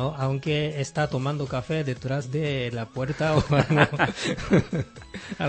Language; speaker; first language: Spanish; non-native, fluent; Japanese